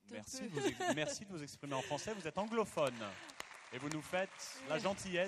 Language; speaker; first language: French; native; French